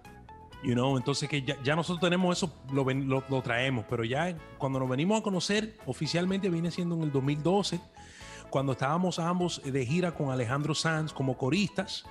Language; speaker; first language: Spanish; early bilingual, heritage; Spanish